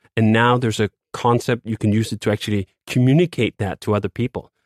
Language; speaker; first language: English; non-native, fluent; Danish